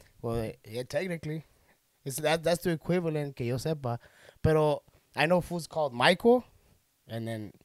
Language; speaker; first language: English; early bilingual, other home language; Spanish